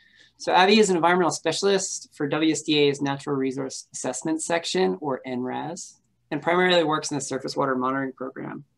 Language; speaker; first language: English; native; English